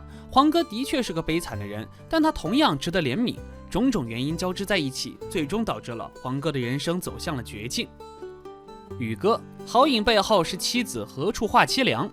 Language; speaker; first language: Chinese; native; Chinese